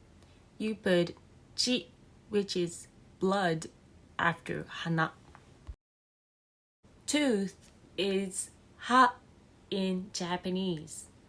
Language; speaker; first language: English; non-native, fluent; Japanese